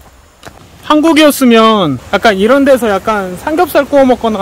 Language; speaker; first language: Korean; native; Korean